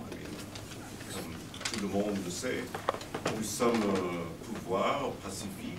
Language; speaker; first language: French; non-native, fluent; English